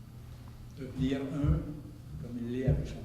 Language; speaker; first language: French; native; French